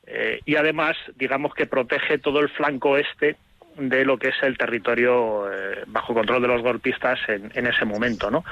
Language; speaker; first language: Spanish; native; Spanish